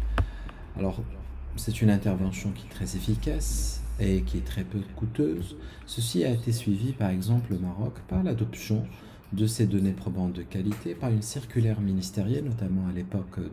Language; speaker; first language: French; non-native, local second language; Arabic